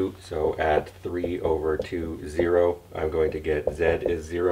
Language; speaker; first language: English; native; English